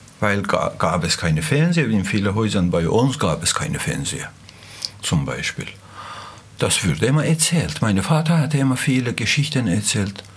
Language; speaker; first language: German; non-native, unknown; Azerbaijani